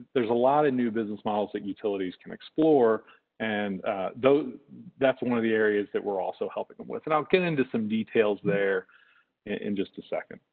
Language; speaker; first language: English; native; English